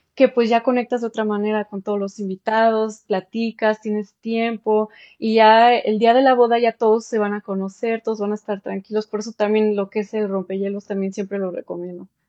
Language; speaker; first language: Spanish; early bilingual, heritage; Spanish